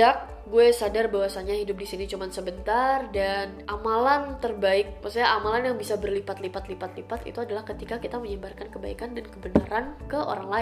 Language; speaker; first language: Indonesian; native; Indonesian